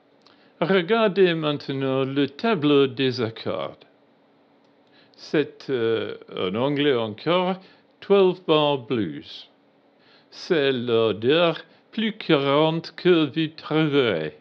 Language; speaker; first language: French; non-native, learner; English